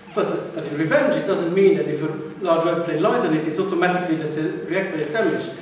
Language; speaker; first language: English; non-native, fluent; Luxembourgish